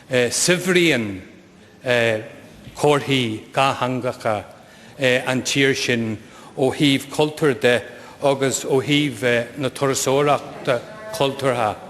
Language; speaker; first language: Irish; non-native, local second language; English